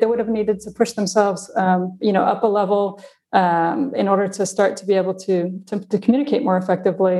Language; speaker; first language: English; non-native, local second language; Afrikaans